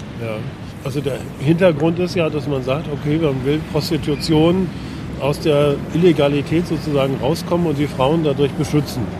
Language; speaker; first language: German; native; German